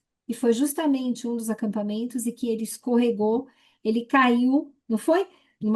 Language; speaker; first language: Portuguese; native; Portuguese